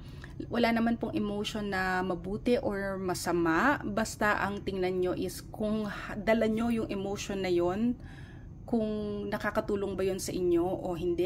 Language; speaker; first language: Filipino; native; Filipino